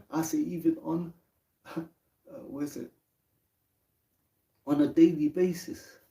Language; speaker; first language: English; native; English